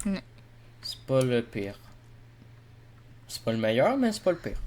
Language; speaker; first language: French; native; French